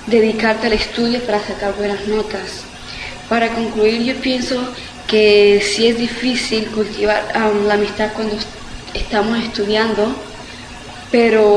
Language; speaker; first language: Spanish; early bilingual, heritage; Spanish